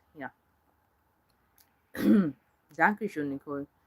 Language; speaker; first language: German; non-native, learner; Yoruba